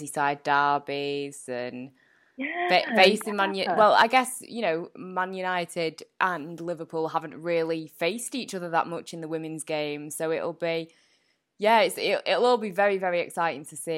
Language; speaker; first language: English; native; English